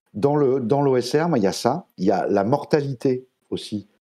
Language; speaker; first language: French; native; French